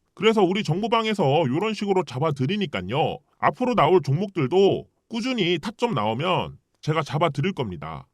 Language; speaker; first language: Korean; early bilingual, heritage; Korean